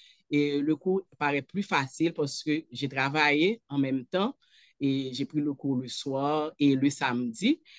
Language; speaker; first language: French; non-native, local second language; Haitian Creole